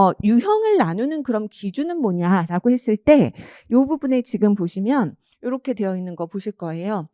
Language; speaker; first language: Korean; native; Korean